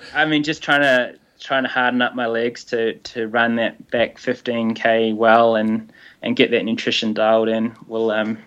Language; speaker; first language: English; native; English